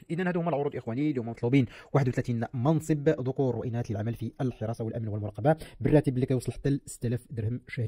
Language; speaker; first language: Arabic; native; Arabic